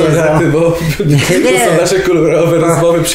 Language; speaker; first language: Polish; native; Polish